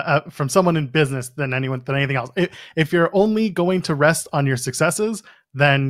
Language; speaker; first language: English; native; English